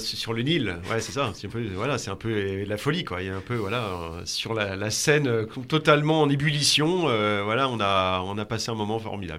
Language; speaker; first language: French; native; French